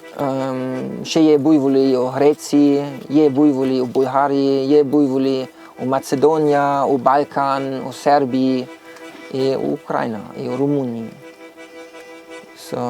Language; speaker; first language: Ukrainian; non-native, learner; German